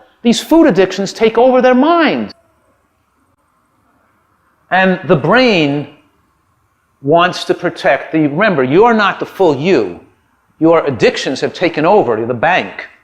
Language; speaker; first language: English; native; English